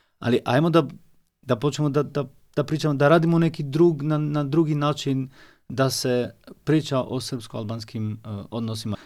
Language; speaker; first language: Serbian; non-native, fluent; Albanian